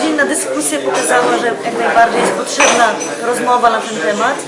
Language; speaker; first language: Polish; native; Polish